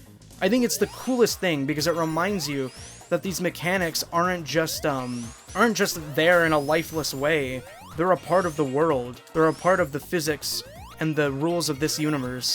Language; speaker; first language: English; native; English